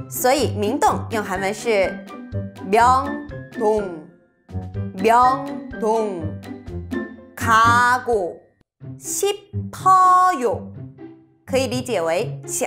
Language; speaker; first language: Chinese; non-native, fluent; Korean